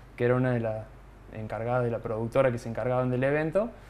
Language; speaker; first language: Spanish; native; Spanish